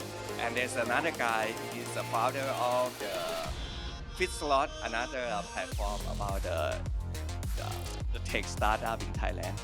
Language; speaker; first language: English; non-native, learner; Thai